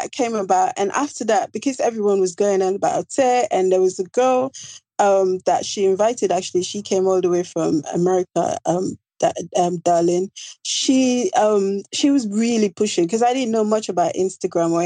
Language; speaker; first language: English; non-native, local second language; Krio